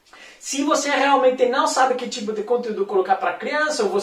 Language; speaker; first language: Portuguese; non-native, fluent; Spanish